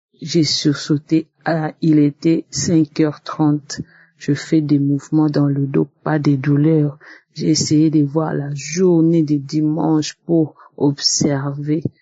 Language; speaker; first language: French; non-native, local second language; Lingala